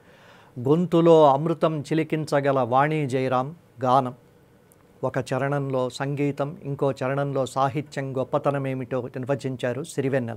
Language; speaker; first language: Telugu; native; Telugu